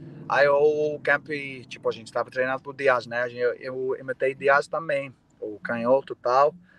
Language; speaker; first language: Portuguese; non-native, fluent; English